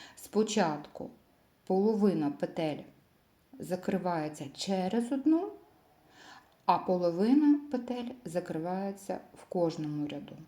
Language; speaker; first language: Ukrainian; non-native, local second language; Russian